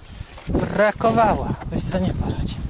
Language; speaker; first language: Polish; early bilingual, heritage; Polish